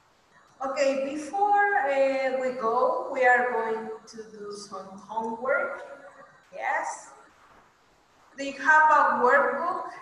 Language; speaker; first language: English; non-native, fluent; Spanish